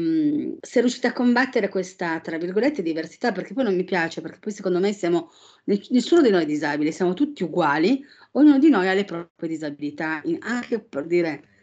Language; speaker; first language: Italian; native; Italian